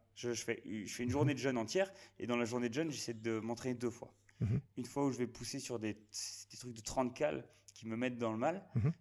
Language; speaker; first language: French; native; French